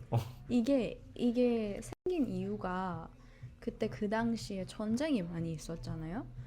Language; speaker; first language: Korean; non-native, fluent; Persian